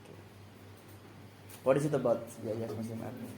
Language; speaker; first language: English; non-native, learner; Indonesian